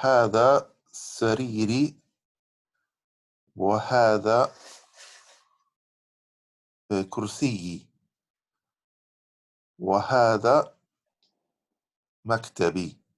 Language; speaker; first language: Arabic; non-native, learner; English